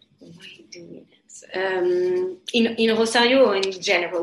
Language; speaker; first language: English; non-native, learner; French